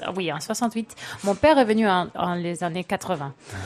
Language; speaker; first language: French; non-native, fluent; English